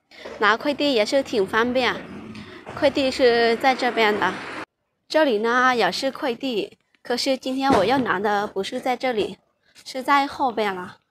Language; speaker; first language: Chinese; non-native, fluent; Lao